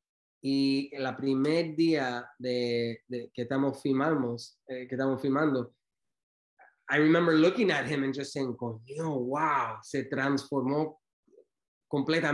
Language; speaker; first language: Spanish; early bilingual, heritage; Spanish